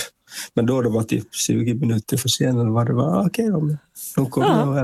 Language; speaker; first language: Swedish; non-native, fluent; Vietnamese